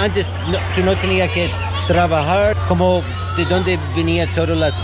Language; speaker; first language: Spanish; non-native, learner; English